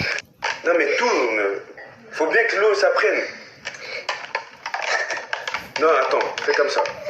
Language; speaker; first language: French; native; French